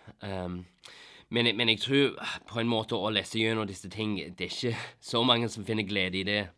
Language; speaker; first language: Norwegian; non-native, fluent; English